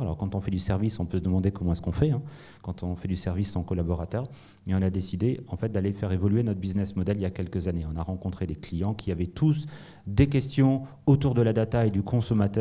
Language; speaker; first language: French; native; French